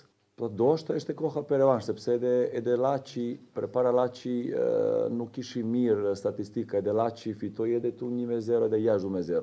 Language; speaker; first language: Albanian; non-native, learner; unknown